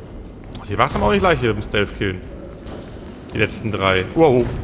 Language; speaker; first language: German; native; German